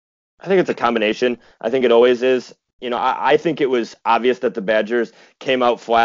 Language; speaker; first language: English; native; English